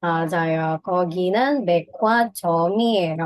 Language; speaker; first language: Korean; non-native, fluent; Indonesian